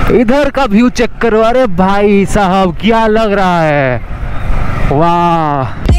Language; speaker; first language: Hindi; non-native, local second language; Bangla